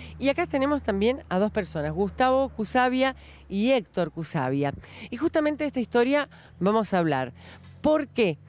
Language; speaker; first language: Spanish; native; Spanish